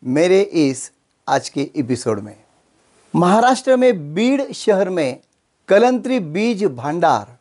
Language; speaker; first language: Hindi; non-native, local second language; Marathi